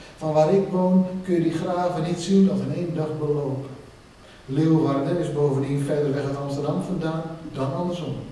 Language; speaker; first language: Dutch; non-native, local second language; Western Frisian